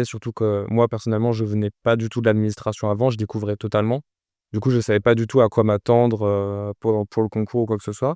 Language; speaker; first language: French; native; French